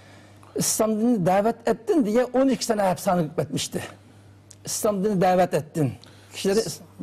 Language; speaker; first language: Turkish; non-native, learner; Uyghur